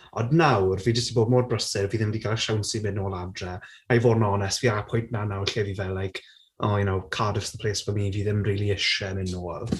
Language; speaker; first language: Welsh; non-native, local second language; English